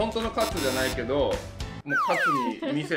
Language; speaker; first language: Japanese; native; Japanese